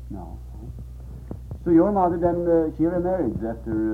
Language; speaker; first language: English; non-native, fluent; Swedish